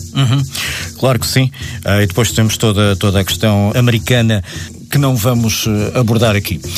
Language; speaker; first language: Portuguese; native; Portuguese